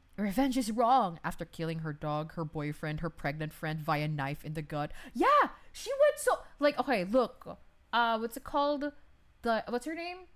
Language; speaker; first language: English; non-native, local second language; Filipino